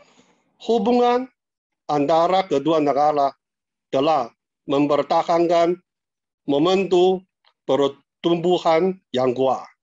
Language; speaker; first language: Indonesian; non-native, fluent; Chinese